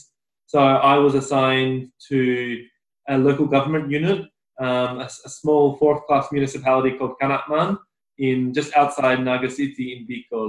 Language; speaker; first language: English; native; English